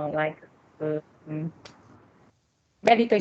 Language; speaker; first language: English; non-native, learner; Vietnamese